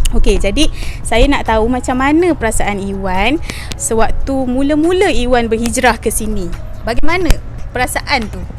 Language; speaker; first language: Malay; native; Malay